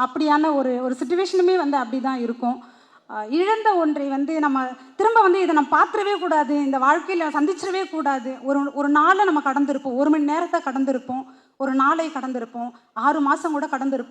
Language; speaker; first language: Tamil; native; Tamil